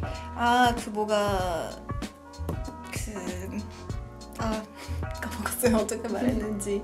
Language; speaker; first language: Korean; non-native, learner; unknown